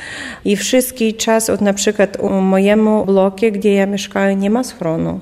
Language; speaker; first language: Polish; non-native, learner; Ukrainian